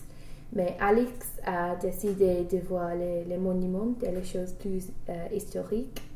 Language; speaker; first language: French; non-native, learner; English